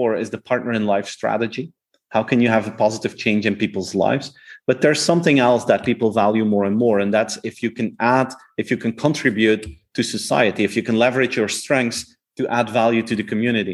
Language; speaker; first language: English; non-native, fluent; Dutch